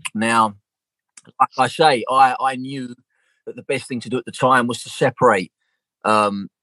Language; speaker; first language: English; native; English